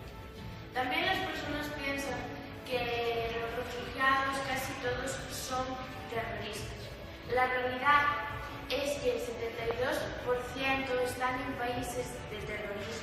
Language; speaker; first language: Spanish; non-native, local second language; Galician